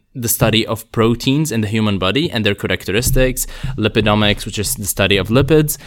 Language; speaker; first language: English; non-native, fluent; Arabic